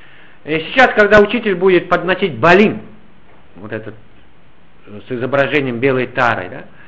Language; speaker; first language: Russian; native; Russian